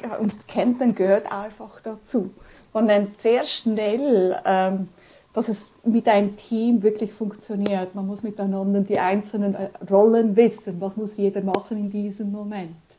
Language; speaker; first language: German; early bilingual, other home language; Spanish